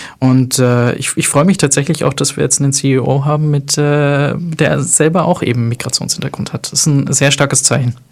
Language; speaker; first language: German; native; German